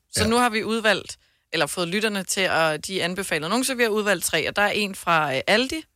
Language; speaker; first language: Danish; native; Danish